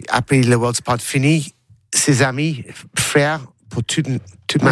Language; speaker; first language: French; non-native, learner; English